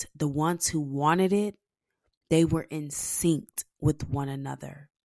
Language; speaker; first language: English; native; English